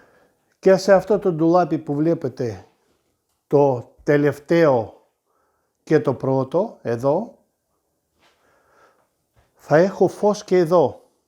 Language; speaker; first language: Greek; non-native, fluent; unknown